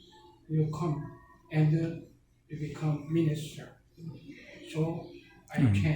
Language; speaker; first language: English; non-native, learner; Korean